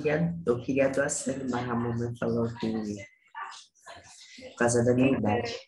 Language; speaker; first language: Portuguese; native; Portuguese